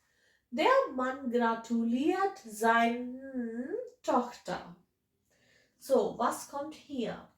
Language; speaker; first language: German; non-native, fluent; English